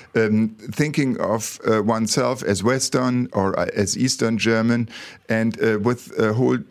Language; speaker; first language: English; non-native, fluent; German